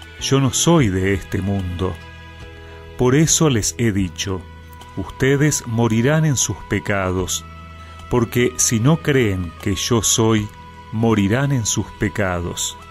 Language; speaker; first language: Spanish; native; Spanish